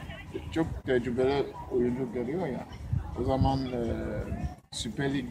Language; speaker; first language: Turkish; non-native, learner; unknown